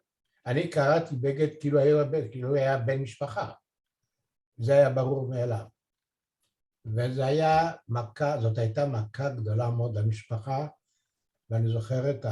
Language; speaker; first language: Hebrew; early bilingual, other home language; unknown